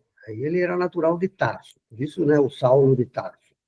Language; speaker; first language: Portuguese; native; Portuguese